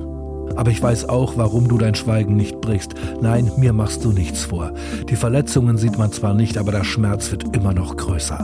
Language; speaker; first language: German; native; German